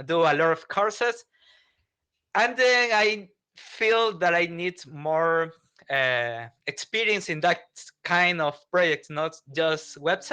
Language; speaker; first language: English; non-native, learner; Spanish